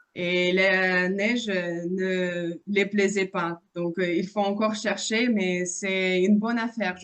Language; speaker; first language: French; non-native, fluent; Russian